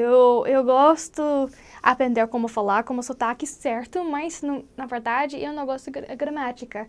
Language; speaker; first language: Portuguese; non-native, learner; English